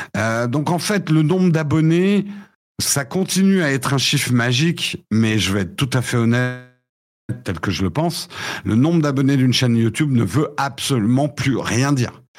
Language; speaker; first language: French; early bilingual, other home language; English